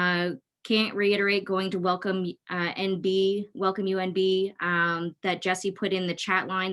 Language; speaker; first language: English; native; English